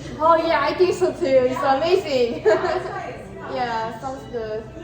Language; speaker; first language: English; non-native, learner; Korean